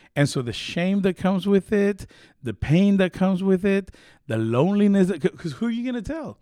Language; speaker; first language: English; early bilingual, other home language; Spanish